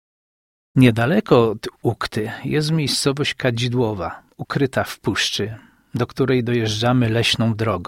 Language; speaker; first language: Polish; native; Polish